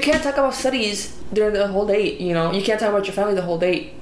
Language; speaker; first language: English; non-native, local second language; Spanish